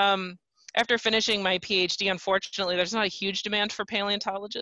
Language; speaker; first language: English; native; English